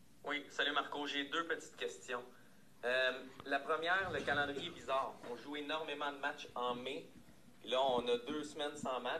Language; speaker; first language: French; native; French